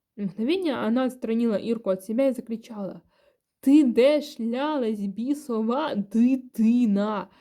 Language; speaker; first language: Ukrainian; non-native, local second language; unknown